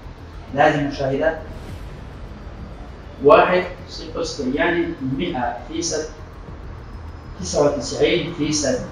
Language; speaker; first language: Arabic; non-native, learner; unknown